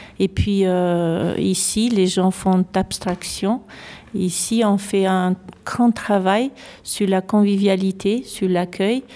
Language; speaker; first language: French; native; French